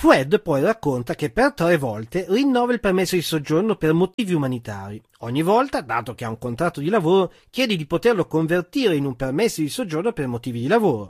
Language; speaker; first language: Italian; native; Italian